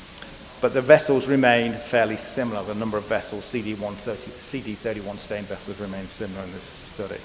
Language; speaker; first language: English; native; English